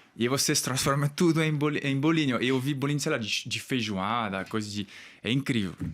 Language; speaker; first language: Portuguese; non-native, fluent; French